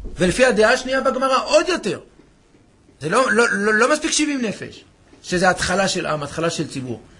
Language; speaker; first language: Hebrew; native; Hebrew